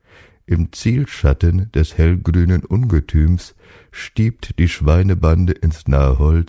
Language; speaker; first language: German; native; German